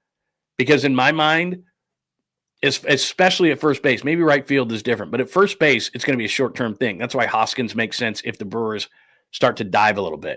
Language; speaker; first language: English; native; English